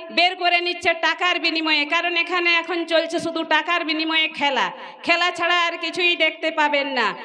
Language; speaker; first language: Bangla; non-native, local second language; Santali